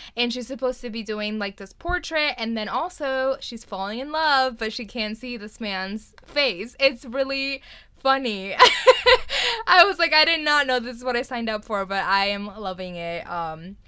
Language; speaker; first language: English; early bilingual, other home language; Spanish